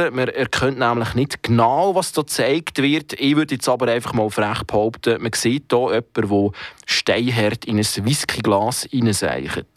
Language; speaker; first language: German; native; German